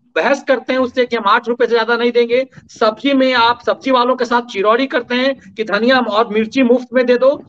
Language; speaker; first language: Hindi; native; Hindi